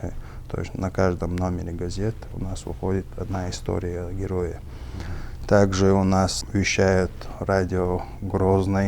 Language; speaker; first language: Russian; non-native, local second language; Chechen